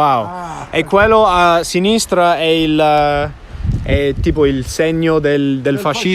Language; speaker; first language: Italian; non-native, fluent; English